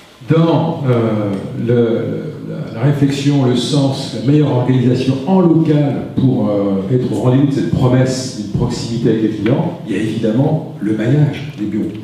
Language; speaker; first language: French; native; French